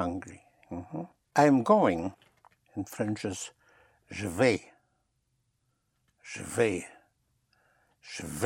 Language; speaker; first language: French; non-native, fluent; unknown